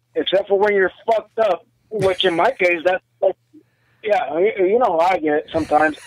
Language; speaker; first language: English; native; English